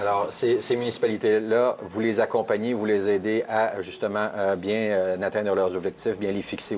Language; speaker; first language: French; native; French